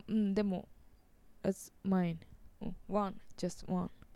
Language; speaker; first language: English; non-native, learner; Japanese